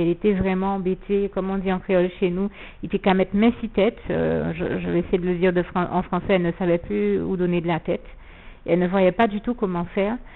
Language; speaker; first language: French; native; French